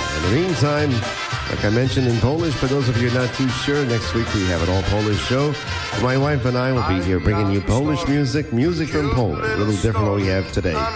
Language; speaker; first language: English; early bilingual, other home language; Polish